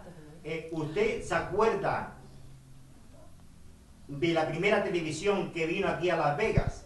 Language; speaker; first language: Spanish; native; Spanish